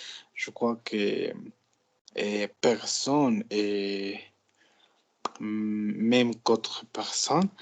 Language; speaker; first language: French; non-native, learner; Spanish